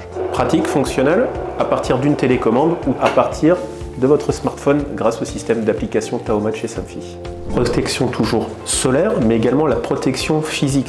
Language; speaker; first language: French; native; French